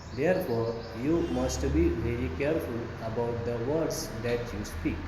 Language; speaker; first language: English; non-native, local second language; Marathi